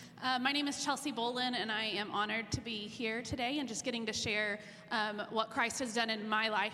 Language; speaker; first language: English; native; English